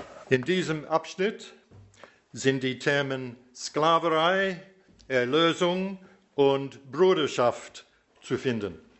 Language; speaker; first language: German; non-native, learner; English